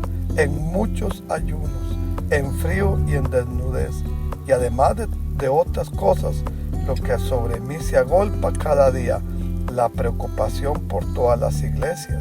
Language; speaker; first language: Spanish; native; Spanish